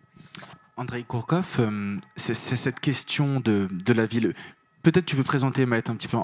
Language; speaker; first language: French; native; French